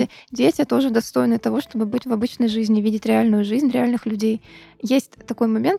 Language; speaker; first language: Russian; native; Russian